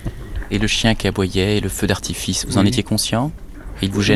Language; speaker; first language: French; native; French